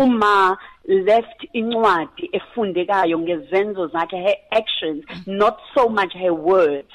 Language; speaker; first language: English; non-native, local second language; Zulu